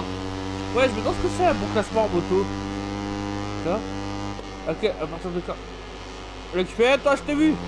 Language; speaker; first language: French; native; French